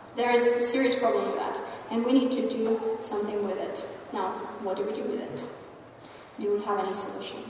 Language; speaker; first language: English; non-native, fluent; Russian